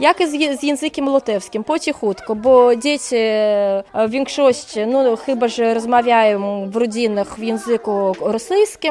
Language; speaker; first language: Polish; non-native, local second language; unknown